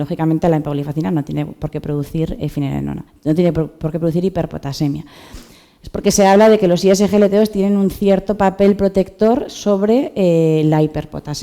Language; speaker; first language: Spanish; native; Spanish